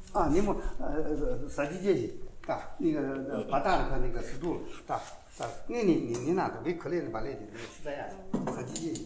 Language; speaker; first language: Russian; non-native, learner; Chinese